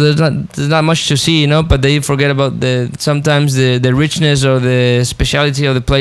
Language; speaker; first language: English; non-native, fluent; Spanish